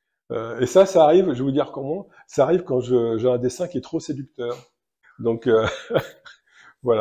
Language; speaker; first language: French; native; French